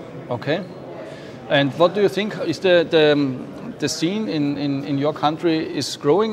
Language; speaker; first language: English; non-native, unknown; German